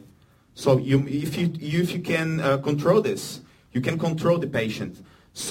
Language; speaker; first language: English; non-native, learner; Portuguese